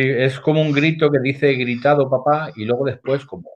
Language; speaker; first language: Spanish; native; Spanish